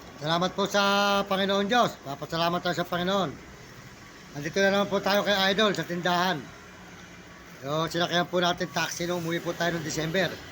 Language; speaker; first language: Filipino; native; Filipino